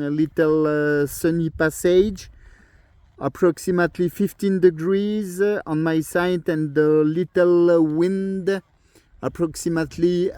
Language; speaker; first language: English; non-native, learner; French